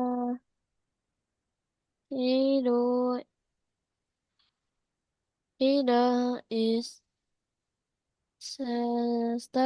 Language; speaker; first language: English; non-native, learner; Vietnamese